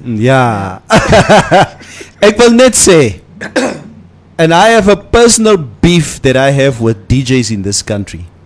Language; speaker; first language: English; non-native, local second language; Afrikaans